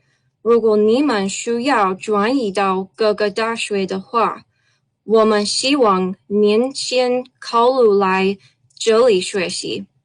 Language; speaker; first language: Chinese; non-native, learner; English